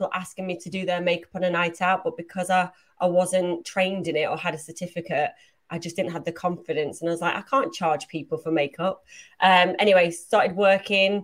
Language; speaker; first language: English; native; English